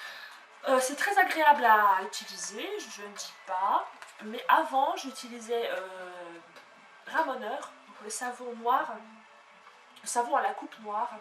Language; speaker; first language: French; native; French